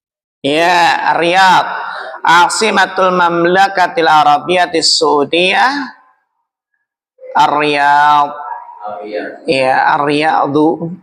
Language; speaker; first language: Arabic; non-native, fluent; Indonesian